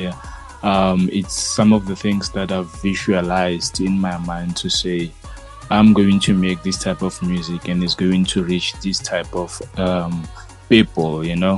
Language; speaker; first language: English; non-native, local second language; Northern Sotho